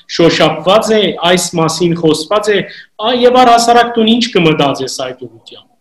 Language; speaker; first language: Armenian; native; Armenian